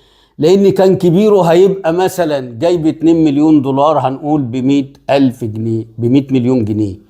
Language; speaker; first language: Arabic; native; Arabic